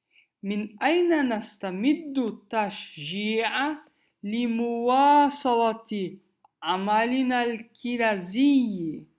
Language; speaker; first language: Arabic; non-native, learner; Portuguese